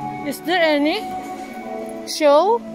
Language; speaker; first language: English; non-native, learner; Filipino